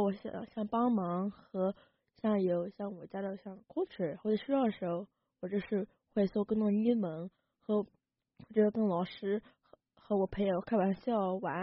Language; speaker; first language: Chinese; early bilingual, heritage; Chinese